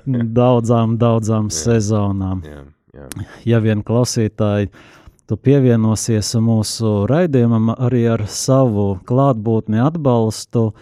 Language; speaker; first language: Latvian; native; Latvian